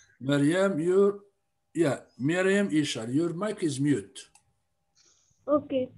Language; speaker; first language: English; non-native, fluent; Arabic